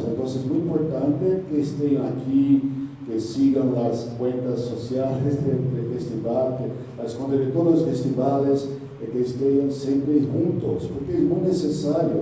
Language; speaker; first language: Spanish; non-native, learner; Portuguese